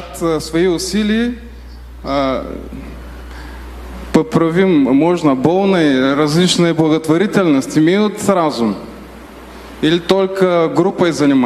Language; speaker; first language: Russian; non-native, learner; Bulgarian